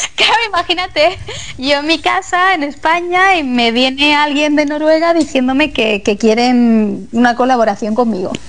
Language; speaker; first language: Spanish; native; Spanish